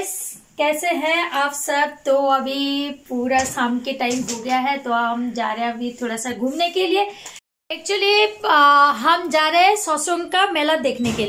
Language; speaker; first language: Hindi; non-native, local second language; Bangla